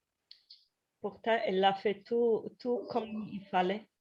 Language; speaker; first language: French; non-native, fluent; Polish